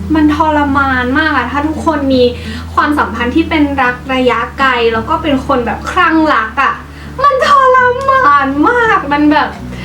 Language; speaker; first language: Thai; native; Thai